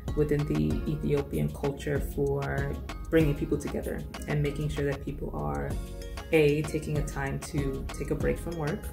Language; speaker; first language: English; native; English